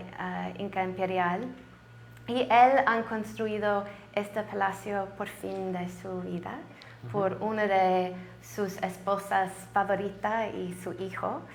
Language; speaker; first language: Spanish; non-native, learner; English